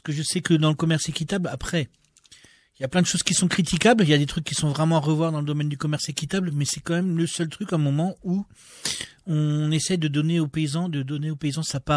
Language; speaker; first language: French; native; French